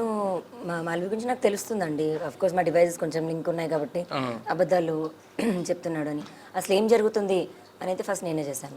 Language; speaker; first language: Telugu; native; Telugu